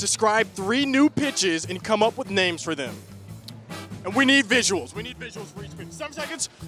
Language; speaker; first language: English; native; English